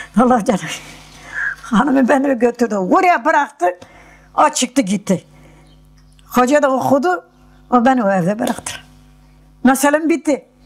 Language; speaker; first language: Turkish; non-native, local second language; Kurdish